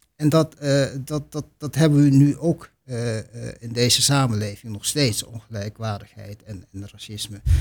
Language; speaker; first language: Dutch; native; Dutch